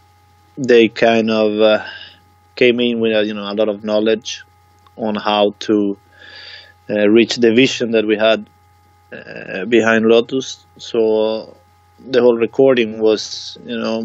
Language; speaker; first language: English; non-native, fluent; Swedish